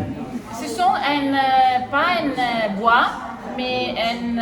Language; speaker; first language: French; non-native, fluent; Italian